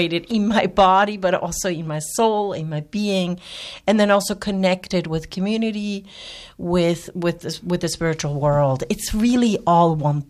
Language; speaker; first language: English; non-native, fluent; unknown